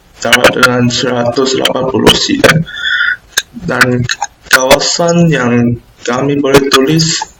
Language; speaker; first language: Malay; non-native, local second language; Chinese